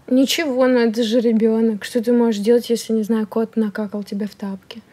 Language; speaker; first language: Russian; native; Russian